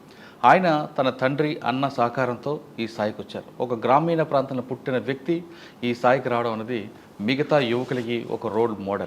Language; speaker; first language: Telugu; native; Telugu